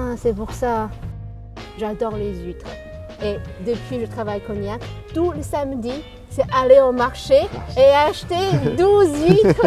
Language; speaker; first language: French; non-native, fluent; Chinese